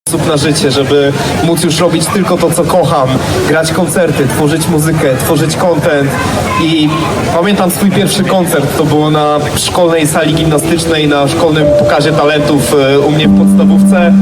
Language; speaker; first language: Polish; native; Polish